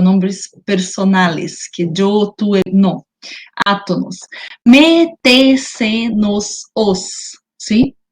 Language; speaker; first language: Spanish; non-native, fluent; Portuguese